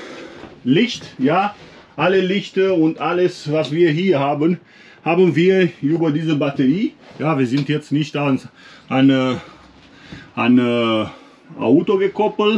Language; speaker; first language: German; non-native, learner; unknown